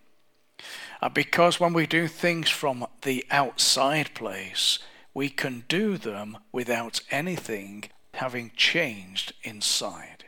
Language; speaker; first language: English; native; English